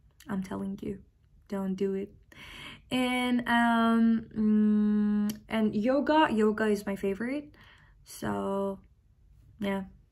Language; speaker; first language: English; non-native, fluent; Persian